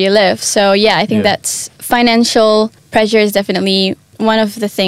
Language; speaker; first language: English; non-native, local second language; Malay